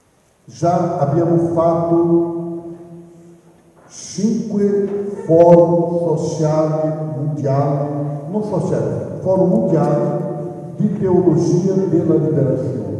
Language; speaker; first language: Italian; non-native, fluent; Portuguese